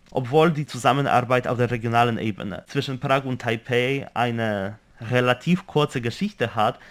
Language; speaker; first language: German; non-native, fluent; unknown